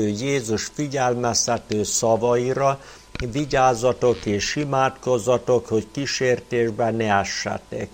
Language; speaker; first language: Hungarian; native; Hungarian